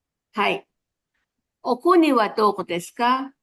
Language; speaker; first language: Japanese; non-native, fluent; Filipino